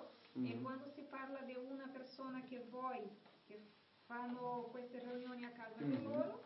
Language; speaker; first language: Italian; non-native, learner; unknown